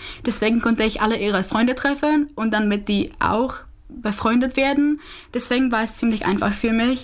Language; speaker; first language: German; non-native, fluent; Czech